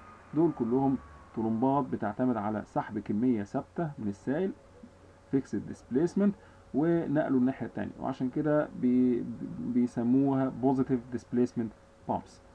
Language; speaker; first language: Arabic; native; Arabic